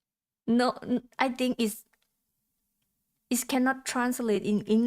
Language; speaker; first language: English; non-native, learner; Thai